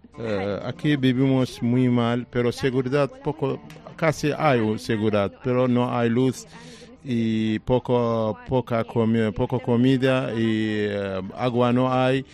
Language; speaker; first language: Spanish; non-native, fluent; Arabic